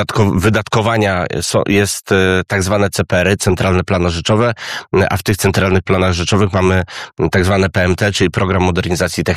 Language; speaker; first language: Polish; native; Polish